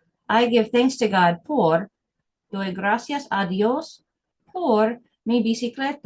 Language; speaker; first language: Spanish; non-native, fluent; English